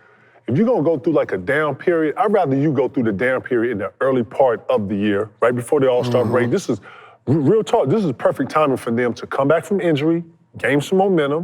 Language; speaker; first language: English; native; English